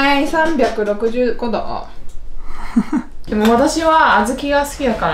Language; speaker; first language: Japanese; non-native, fluent; Chinese